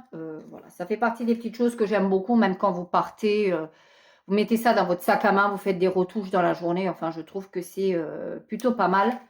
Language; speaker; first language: French; native; French